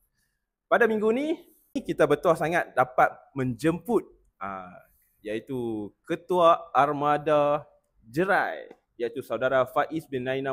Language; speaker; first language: Malay; native; Malay